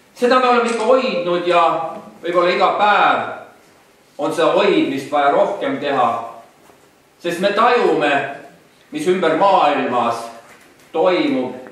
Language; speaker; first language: Estonian; native; Estonian